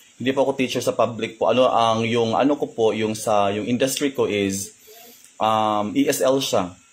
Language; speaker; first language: Filipino; non-native, local second language; Cebuano